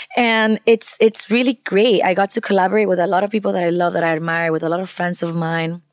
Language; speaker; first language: English; non-native, fluent; Spanish